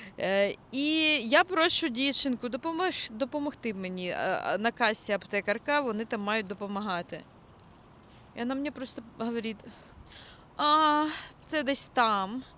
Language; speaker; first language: Ukrainian; non-native, local second language; Russian